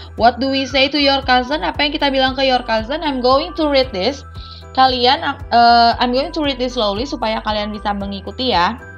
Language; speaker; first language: English; non-native, fluent; Indonesian